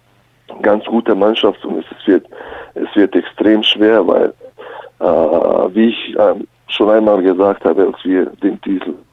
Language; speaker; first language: German; early bilingual, other home language; Bosnian